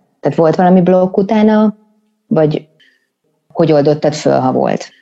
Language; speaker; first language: Hungarian; native; Hungarian